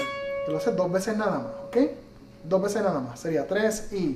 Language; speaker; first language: Spanish; native; Spanish